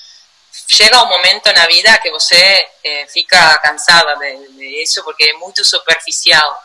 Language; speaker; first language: Portuguese; non-native, learner; Spanish